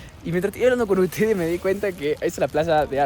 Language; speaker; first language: Spanish; native; Spanish